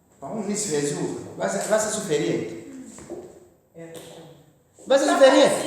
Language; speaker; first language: German; non-native, learner; French